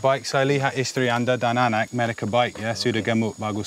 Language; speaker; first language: Indonesian; non-native, learner; English